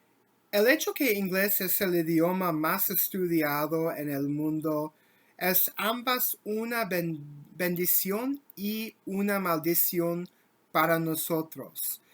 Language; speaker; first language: Spanish; non-native, learner; English